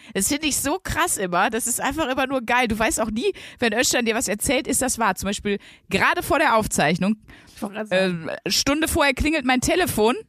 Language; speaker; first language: German; native; German